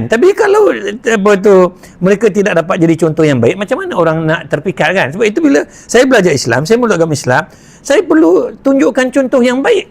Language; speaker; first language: Malay; non-native, local second language; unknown